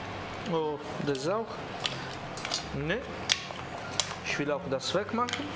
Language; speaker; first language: German; non-native, learner; Italian